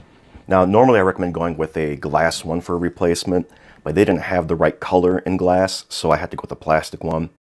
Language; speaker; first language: English; native; English